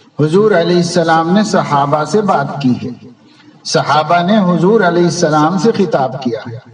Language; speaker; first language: Urdu; native; Urdu